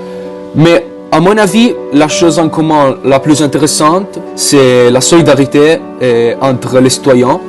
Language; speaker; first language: French; non-native, learner; Italian